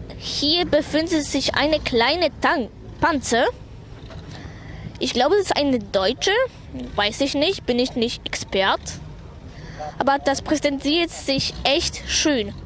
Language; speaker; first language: German; non-native, learner; Polish